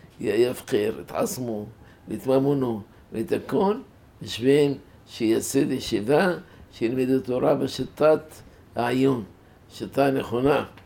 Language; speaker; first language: Hebrew; non-native, fluent; Arabic